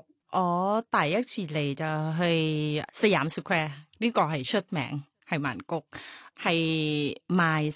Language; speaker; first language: Cantonese; non-native, fluent; Thai